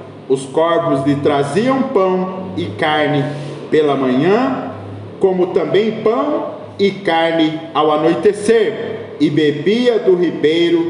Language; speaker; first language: Portuguese; native; Portuguese